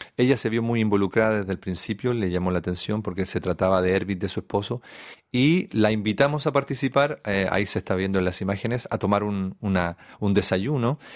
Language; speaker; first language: Spanish; native; Spanish